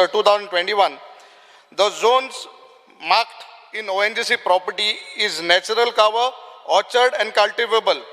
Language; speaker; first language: English; non-native, local second language; Konkani